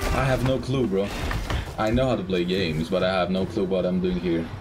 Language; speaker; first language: English; non-native, fluent; Greek